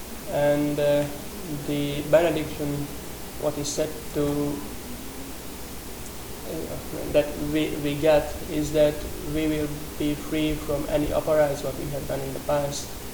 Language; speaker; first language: English; non-native, fluent; Hungarian